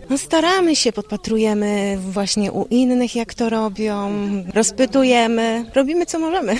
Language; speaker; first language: Polish; native; Polish